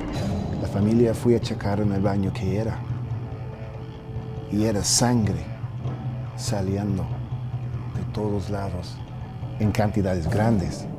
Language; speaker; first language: Spanish; early bilingual, heritage; English